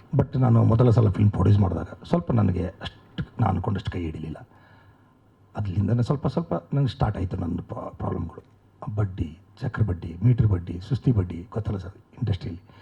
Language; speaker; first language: Kannada; native; Kannada